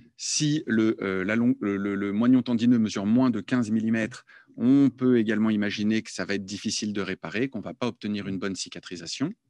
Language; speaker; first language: French; native; French